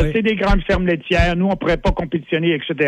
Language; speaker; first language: French; native; French